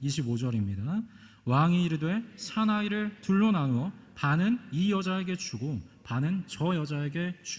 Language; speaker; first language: Korean; native; Korean